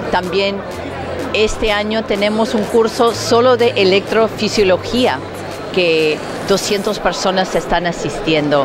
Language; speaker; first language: Spanish; non-native, fluent; English